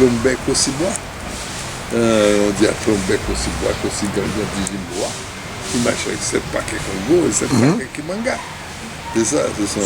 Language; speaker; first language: French; non-native, local second language; Haitian Creole